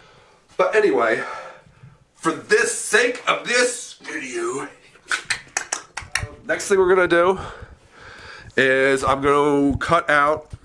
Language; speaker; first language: English; native; English